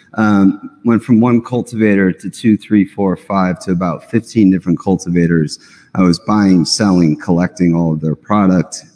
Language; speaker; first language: English; native; English